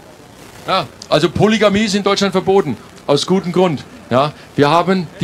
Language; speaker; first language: German; native; German